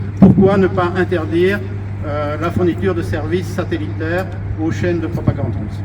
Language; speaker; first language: French; native; French